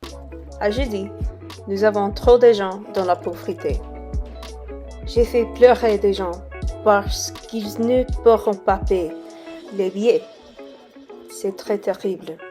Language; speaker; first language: French; non-native, learner; English